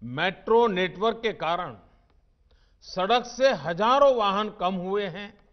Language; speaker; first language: Hindi; native; Hindi